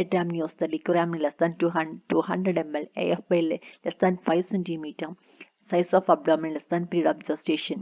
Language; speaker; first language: English; non-native, local second language; Malayalam